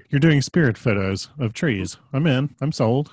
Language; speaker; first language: English; native; English